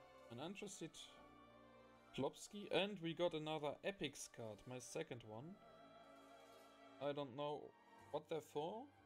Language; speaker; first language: English; non-native, fluent; German